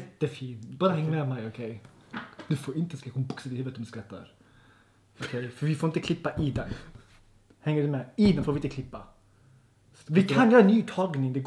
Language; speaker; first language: Swedish; native; Swedish